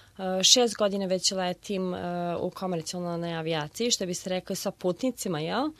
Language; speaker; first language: Serbian; early bilingual, heritage; Serbian